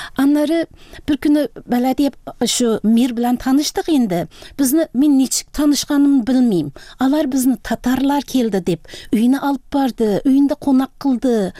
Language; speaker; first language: Tatar; early bilingual, heritage; Tatar